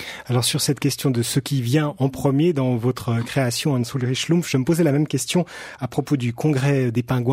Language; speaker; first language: French; native; French